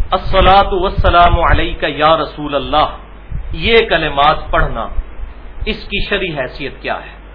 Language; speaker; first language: Urdu; non-native, local second language; Punjabi